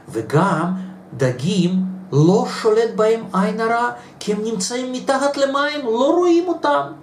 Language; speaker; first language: Hebrew; non-native, fluent; Russian